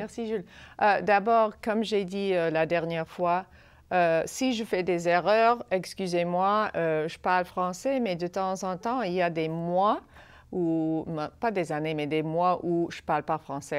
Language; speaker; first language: French; non-native, fluent; English